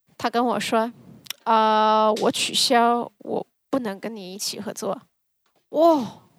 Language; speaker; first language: Chinese; early bilingual, heritage; Chinese